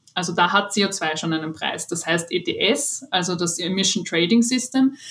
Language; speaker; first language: German; native; German